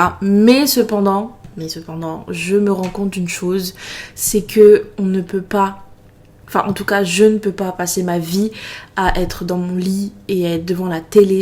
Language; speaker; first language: French; native; French